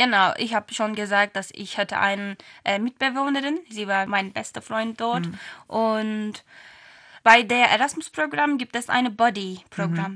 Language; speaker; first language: German; non-native, learner; Turkish